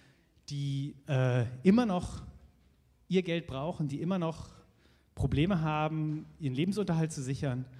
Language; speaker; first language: German; native; German